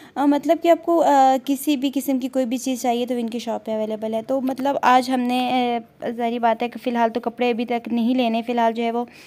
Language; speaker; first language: Urdu; non-native, local second language; Punjabi